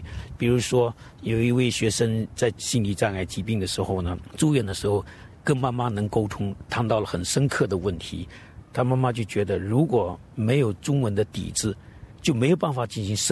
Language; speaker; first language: Chinese; native; Chinese